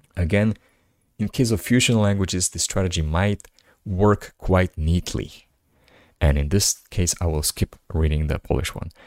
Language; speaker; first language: English; non-native, fluent; Slovak